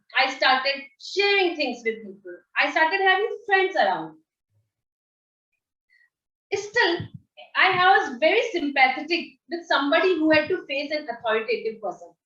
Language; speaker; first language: English; non-native, local second language; Hindi